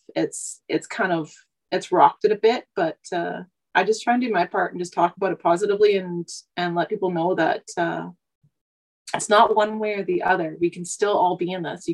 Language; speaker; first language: English; native; English